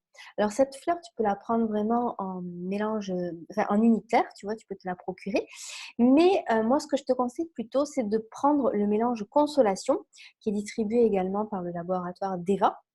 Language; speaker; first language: French; native; French